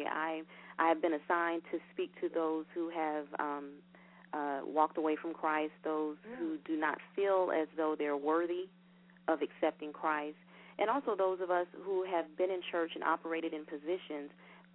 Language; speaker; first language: English; native; English